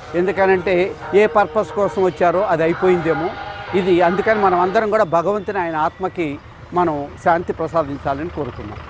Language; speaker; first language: Telugu; native; Telugu